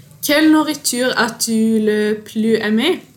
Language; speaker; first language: French; non-native, learner; Norwegian